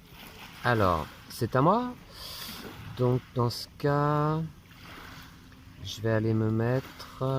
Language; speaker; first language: French; native; French